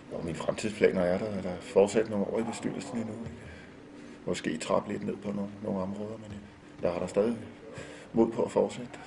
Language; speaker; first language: Danish; native; Danish